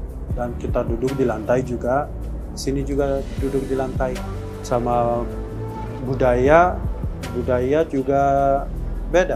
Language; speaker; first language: Indonesian; non-native, learner; Persian